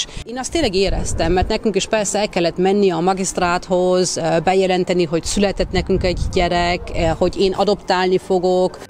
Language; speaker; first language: Hungarian; early bilingual, heritage; Hungarian